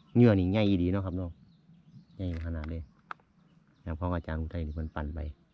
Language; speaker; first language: Thai; native; Thai